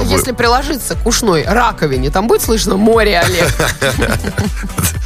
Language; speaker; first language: Russian; native; Russian